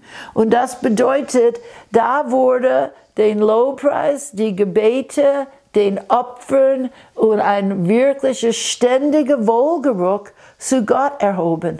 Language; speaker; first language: German; non-native, fluent; English